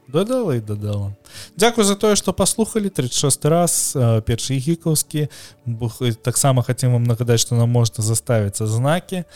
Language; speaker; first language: Belarusian; non-native, local second language; Russian